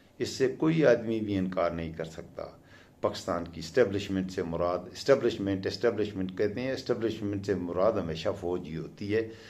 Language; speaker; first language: Urdu; non-native, local second language; Pashto